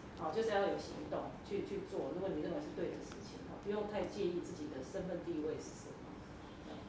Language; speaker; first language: Chinese; native; Chinese